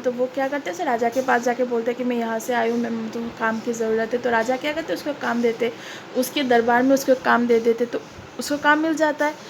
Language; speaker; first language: Hindi; non-native, local second language; Bangla